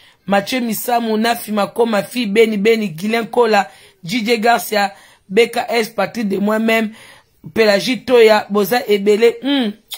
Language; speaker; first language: French; non-native, local second language; Lingala